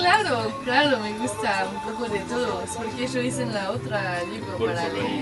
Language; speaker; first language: Spanish; non-native, learner; French